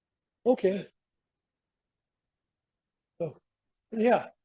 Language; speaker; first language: English; native; English